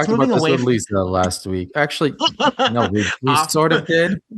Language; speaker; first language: English; native; English